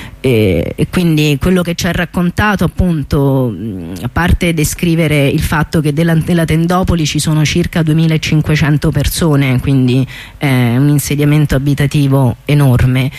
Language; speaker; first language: Italian; native; Italian